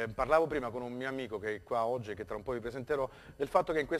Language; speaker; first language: Italian; native; Italian